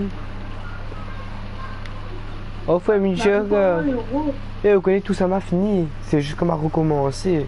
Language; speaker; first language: French; non-native, local second language; Réunion Creole French